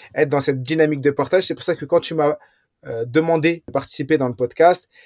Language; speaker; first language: French; early bilingual, other home language; Riffian